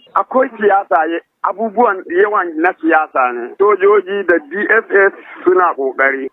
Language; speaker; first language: Hausa; non-native, local second language; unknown